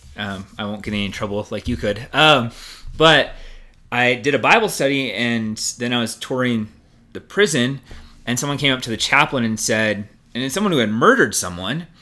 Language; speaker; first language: English; native; English